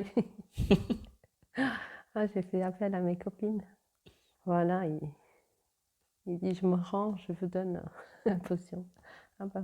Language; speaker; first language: French; non-native, fluent; Portuguese